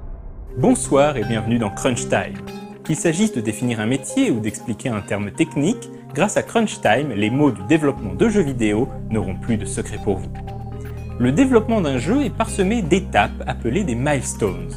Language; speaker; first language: French; native; French